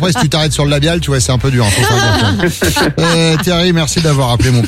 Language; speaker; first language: French; native; French